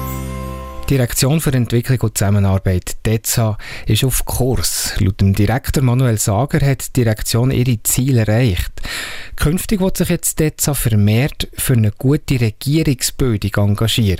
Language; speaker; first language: German; native; German